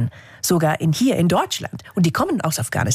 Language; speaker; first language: German; non-native, fluent; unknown